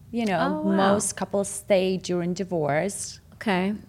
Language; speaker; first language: English; non-native, fluent; Russian